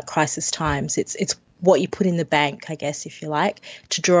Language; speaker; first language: English; native; English